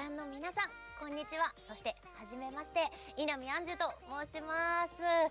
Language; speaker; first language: Japanese; native; Japanese